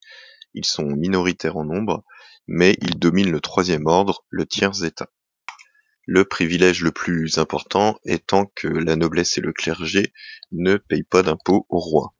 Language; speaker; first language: French; native; French